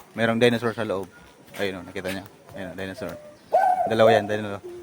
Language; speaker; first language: Filipino; native; Filipino